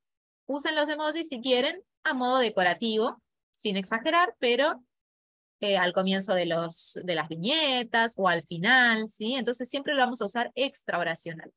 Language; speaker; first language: Spanish; native; Spanish